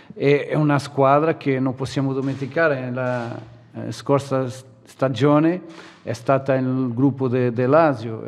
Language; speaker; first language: Italian; non-native, fluent; Portuguese